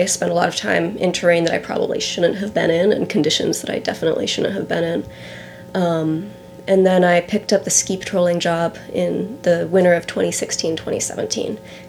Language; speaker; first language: English; native; English